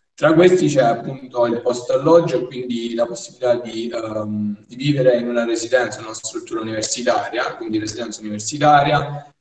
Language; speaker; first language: Italian; native; Italian